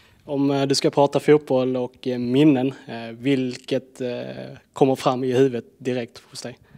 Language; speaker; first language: Swedish; native; Swedish